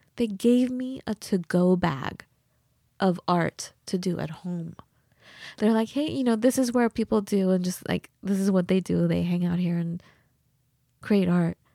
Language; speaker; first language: English; early bilingual, other home language; Persian